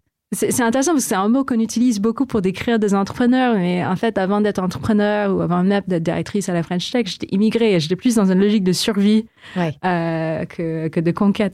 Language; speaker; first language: French; non-native, fluent; Filipino